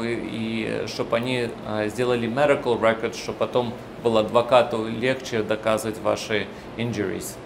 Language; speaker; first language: Russian; early bilingual, heritage; Russian